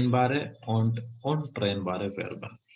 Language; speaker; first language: German; non-native, fluent; Hindi